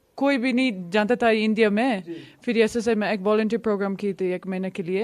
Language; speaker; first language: Hindi; non-native, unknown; English